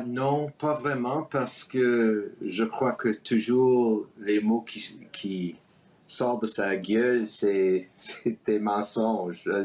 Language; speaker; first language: French; early bilingual, heritage; French